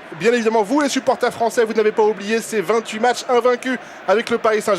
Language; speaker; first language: French; native; French